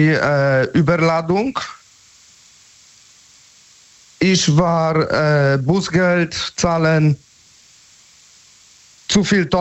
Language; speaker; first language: German; non-native, learner; Polish